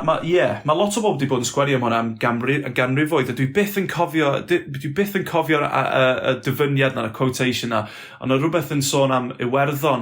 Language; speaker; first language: Welsh; non-native, local second language; English